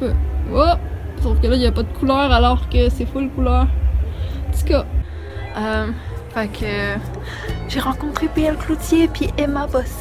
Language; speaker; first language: French; native; French